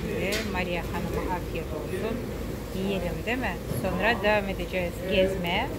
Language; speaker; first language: Turkish; non-native, learner; Russian